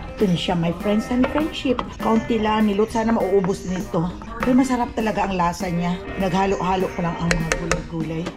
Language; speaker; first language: Filipino; native; Filipino